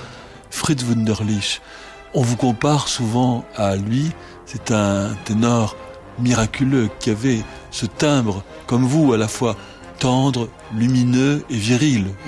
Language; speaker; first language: French; native; French